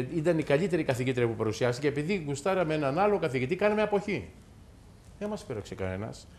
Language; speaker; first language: Greek; native; Greek